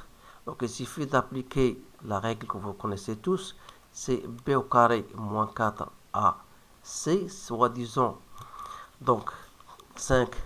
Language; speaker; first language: French; non-native, local second language; Arabic